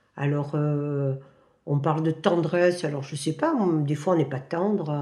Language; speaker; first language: French; native; French